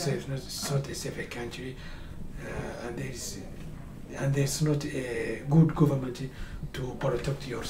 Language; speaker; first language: English; non-native, learner; Somali